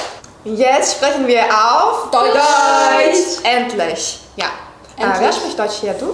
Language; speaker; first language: German; non-native, learner; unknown